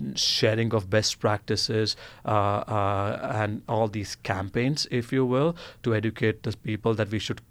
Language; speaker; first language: English; non-native, local second language; Gujarati